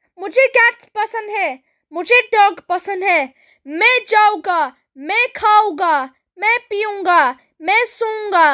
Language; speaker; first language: Hindi; early bilingual, heritage; Hindi